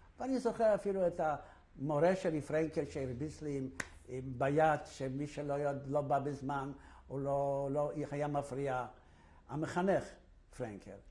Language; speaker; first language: Hebrew; non-native, fluent; Polish